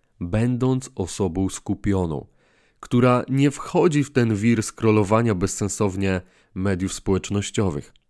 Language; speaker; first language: Polish; native; Polish